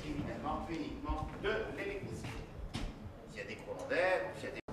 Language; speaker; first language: French; native; French